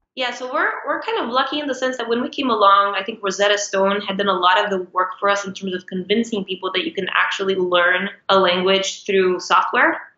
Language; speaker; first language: English; non-native, fluent; Portuguese